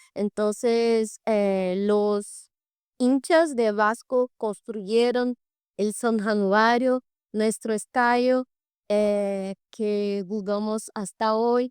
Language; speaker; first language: Spanish; non-native, fluent; Portuguese